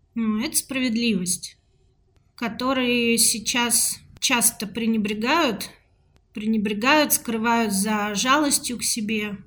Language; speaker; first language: Russian; native; Russian